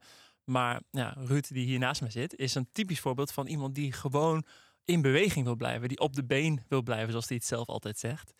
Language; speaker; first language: Dutch; native; Dutch